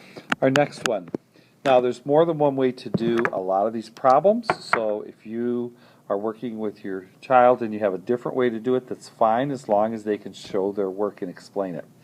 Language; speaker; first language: English; native; English